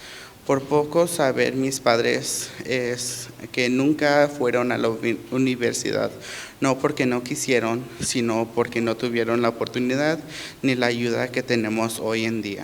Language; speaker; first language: Spanish; early bilingual, heritage; Spanish